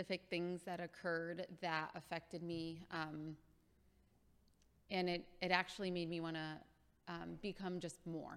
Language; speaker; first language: English; native; English